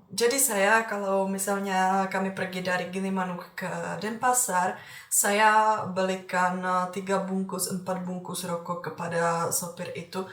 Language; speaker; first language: Indonesian; non-native, fluent; Czech